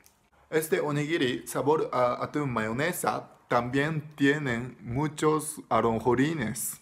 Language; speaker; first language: Spanish; non-native, learner; Japanese